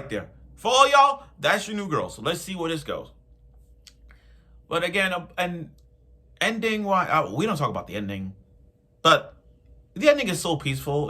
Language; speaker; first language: English; native; English